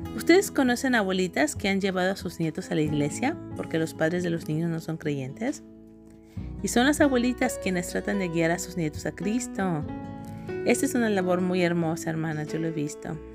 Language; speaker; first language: Spanish; native; Spanish